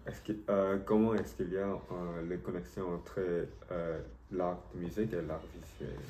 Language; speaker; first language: French; non-native, learner; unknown